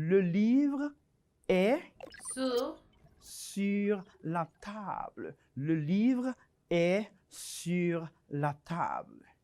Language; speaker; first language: French; non-native, fluent; Spanish